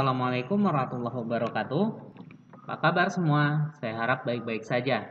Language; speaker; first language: Indonesian; native; Indonesian